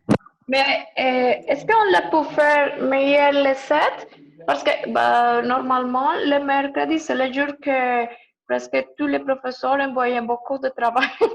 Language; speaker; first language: French; non-native, learner; Spanish